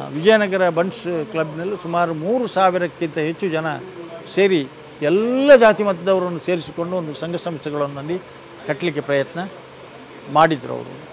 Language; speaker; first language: Kannada; non-native, local second language; Tulu